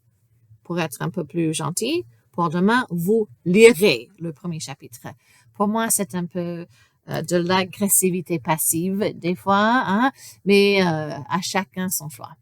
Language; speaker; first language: French; non-native, fluent; English